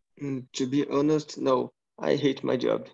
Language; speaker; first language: English; non-native, learner; Portuguese